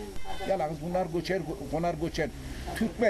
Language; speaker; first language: Turkish; native; Turkish